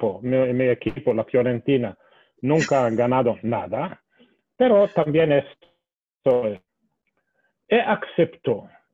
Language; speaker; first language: Spanish; non-native, fluent; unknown